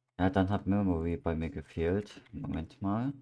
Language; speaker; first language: German; native; German